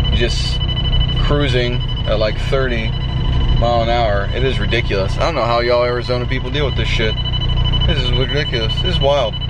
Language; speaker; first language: English; native; English